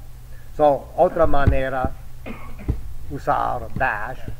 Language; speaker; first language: Spanish; non-native, fluent; English